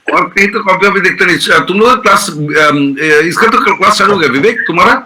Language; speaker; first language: Hindi; non-native, local second language; Bangla